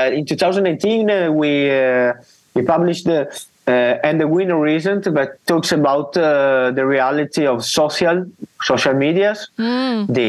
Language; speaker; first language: English; non-native, learner; Italian